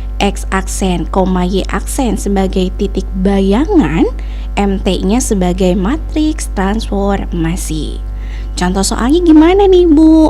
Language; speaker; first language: Indonesian; native; Indonesian